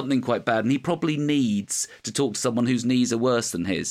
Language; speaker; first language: English; native; English